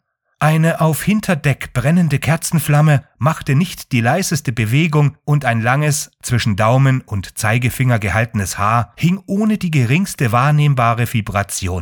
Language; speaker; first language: German; native; German